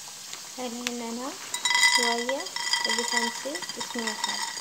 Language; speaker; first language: Arabic; non-native, local second language; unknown